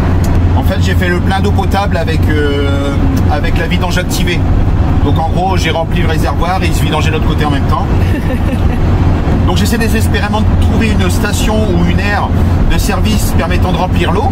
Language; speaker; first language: French; native; French